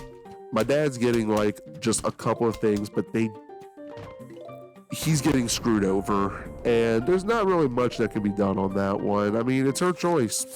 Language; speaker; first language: English; native; English